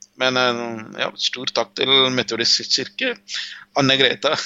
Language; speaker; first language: Norwegian; non-native, fluent; Sinhala